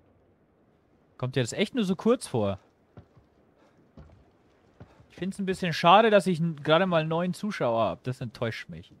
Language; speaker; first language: German; native; German